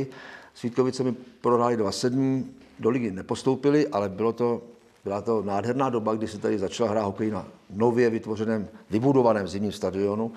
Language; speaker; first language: Czech; native; Czech